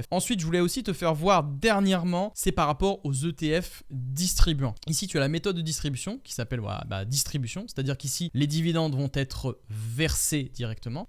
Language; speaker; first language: French; native; French